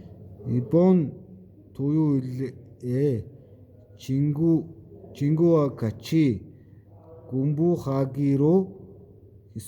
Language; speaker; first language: Korean; non-native, learner; Mongolian